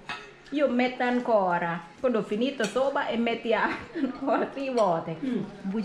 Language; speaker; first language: Italian; non-native, learner; Thai